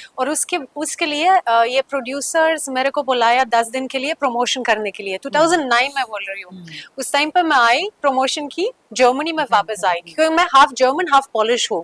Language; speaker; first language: Hindi; non-native, fluent; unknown